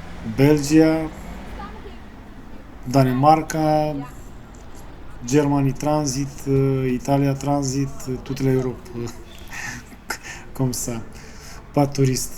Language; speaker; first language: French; non-native, learner; Romanian